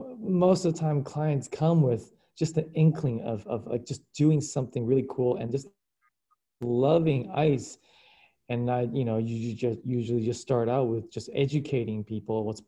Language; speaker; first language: English; early bilingual, other home language; Japanese